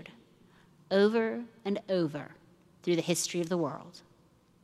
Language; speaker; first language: English; native; English